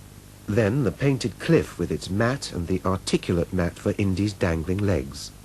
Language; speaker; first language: English; native; English